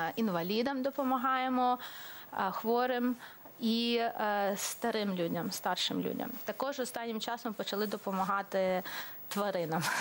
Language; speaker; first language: Ukrainian; native; Ukrainian